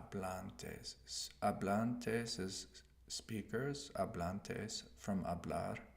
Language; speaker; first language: Spanish; non-native, learner; English